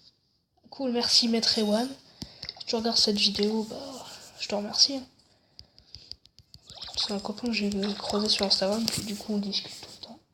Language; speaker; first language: French; native; French